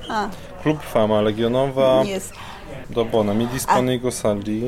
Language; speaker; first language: Ukrainian; non-native, fluent; Polish